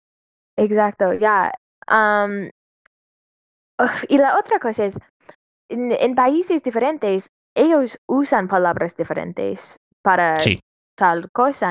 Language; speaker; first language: Spanish; non-native, fluent; English